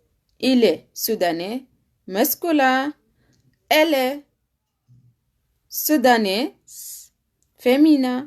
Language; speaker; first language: French; non-native, learner; Arabic